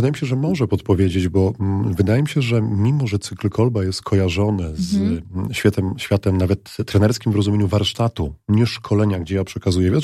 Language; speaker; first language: Polish; native; Polish